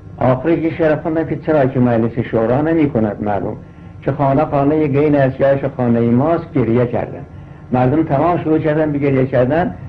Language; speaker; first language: Persian; non-native, local second language; Azerbaijani